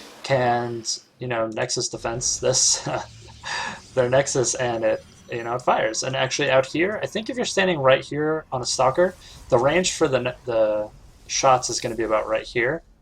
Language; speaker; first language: English; native; English